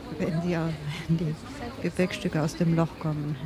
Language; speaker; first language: German; native; German